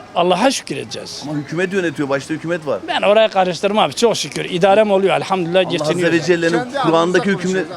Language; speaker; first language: Turkish; native; Turkish